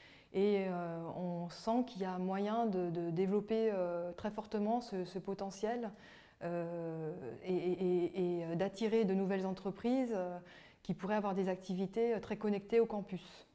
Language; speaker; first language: French; native; French